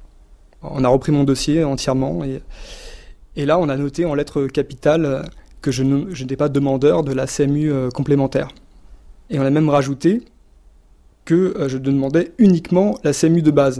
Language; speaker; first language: French; native; French